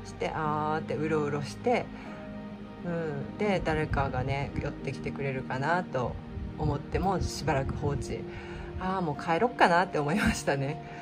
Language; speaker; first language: Japanese; native; Japanese